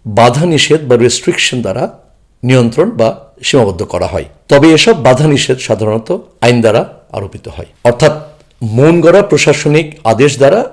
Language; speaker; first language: Bangla; non-native, local second language; Chakma